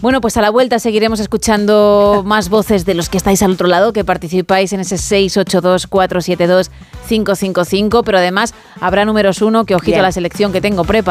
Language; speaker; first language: Spanish; native; Spanish